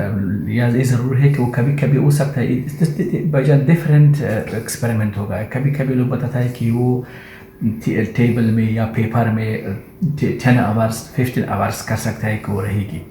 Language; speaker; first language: Hindi; non-native, learner; Persian